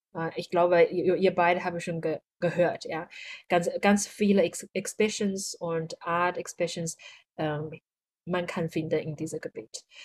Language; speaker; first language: German; non-native, learner; Chinese